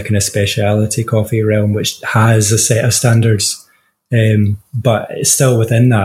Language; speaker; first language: English; native; English